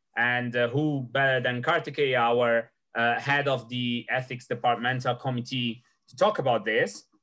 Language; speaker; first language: English; non-native, fluent; Italian